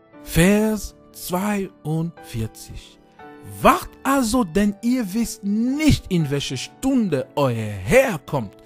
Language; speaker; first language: German; non-native, fluent; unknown